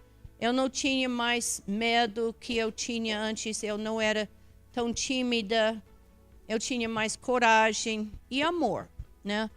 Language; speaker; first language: Portuguese; non-native, fluent; English